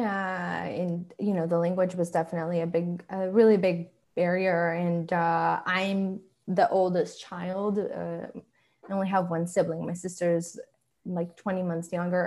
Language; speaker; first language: English; early bilingual, other home language; Spanish